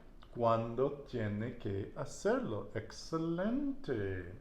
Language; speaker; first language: Spanish; non-native, learner; English